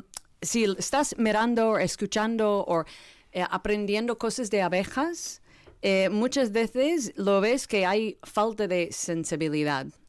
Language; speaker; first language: Spanish; non-native, learner; English